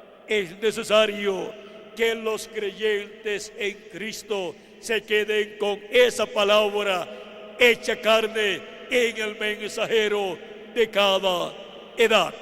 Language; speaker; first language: Spanish; native; Spanish